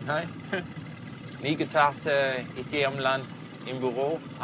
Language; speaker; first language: German; non-native, learner; Dutch